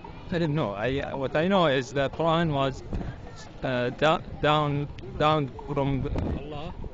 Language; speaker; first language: English; non-native, learner; Arabic